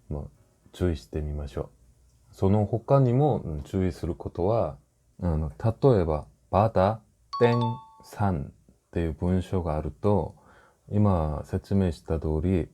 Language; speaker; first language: Japanese; non-native, fluent; Korean